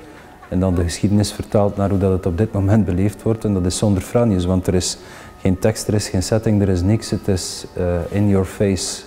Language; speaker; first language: Dutch; native; Dutch